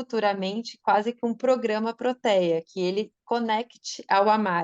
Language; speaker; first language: Portuguese; native; Portuguese